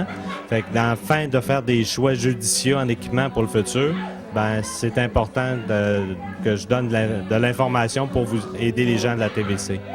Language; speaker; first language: French; native; French